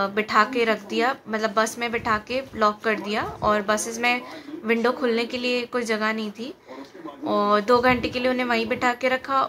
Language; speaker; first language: Hindi; native; Hindi